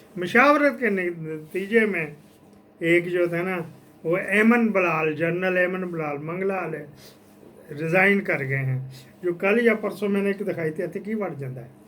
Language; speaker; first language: Urdu; non-native, local second language; Punjabi